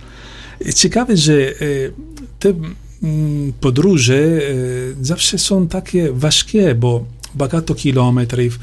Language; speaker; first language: Polish; non-native, learner; Italian